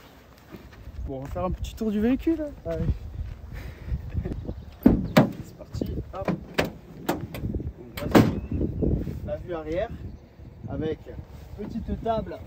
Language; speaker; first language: French; native; French